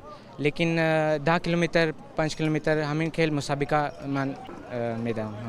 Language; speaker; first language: Persian; non-native, learner; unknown